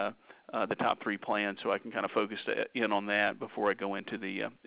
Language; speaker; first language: English; native; English